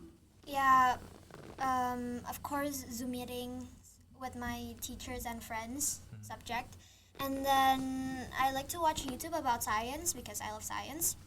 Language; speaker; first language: English; non-native, fluent; Indonesian